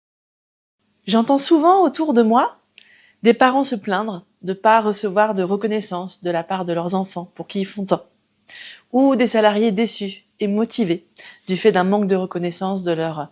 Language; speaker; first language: French; native; French